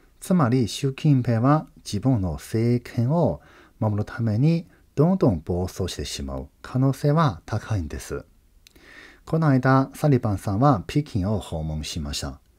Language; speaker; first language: Japanese; non-native, fluent; Chinese